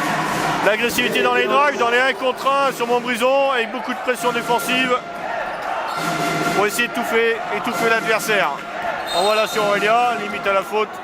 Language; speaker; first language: French; native; French